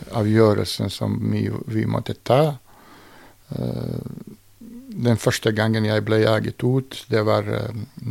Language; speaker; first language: Norwegian; non-native, fluent; Bosnian